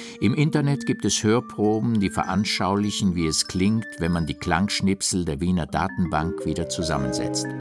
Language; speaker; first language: German; native; German